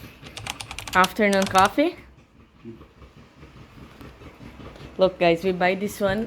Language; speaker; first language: English; non-native, learner; Portuguese